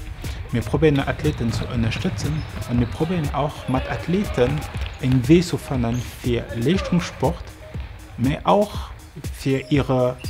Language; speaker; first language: German; non-native, local second language; Luxembourgish